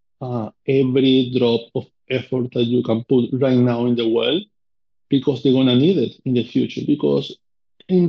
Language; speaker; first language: English; non-native, fluent; Spanish